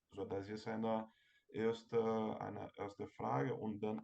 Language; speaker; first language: German; non-native, fluent; Portuguese